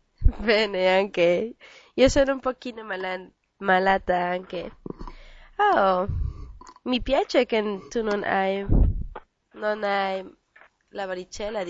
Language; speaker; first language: Italian; non-native, learner; Spanish